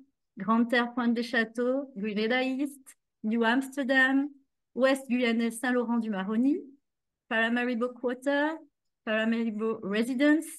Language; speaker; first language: French; native; French